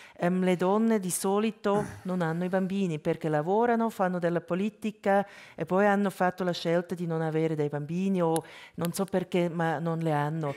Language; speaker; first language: Italian; non-native, local second language; German